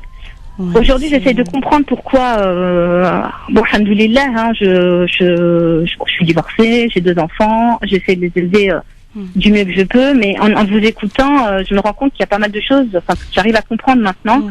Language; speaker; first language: French; native; French